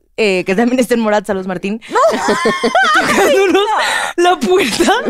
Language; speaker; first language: Spanish; native; Spanish